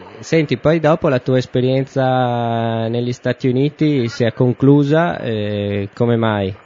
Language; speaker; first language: Italian; native; Italian